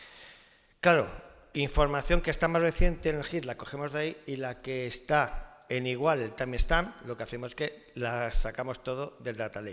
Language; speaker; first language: Spanish; native; Spanish